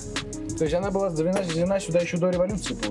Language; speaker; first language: Russian; native; Russian